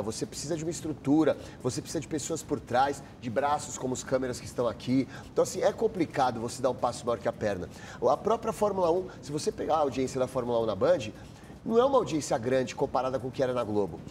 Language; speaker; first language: Portuguese; native; Portuguese